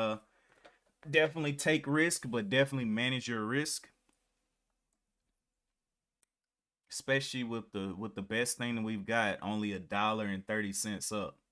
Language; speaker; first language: English; native; English